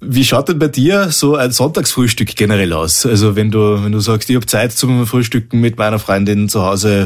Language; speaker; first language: German; native; German